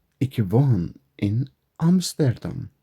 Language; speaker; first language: Dutch; non-native, learner; Turkish